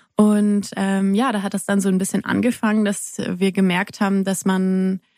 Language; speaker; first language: German; native; German